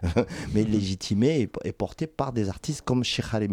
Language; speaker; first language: French; native; French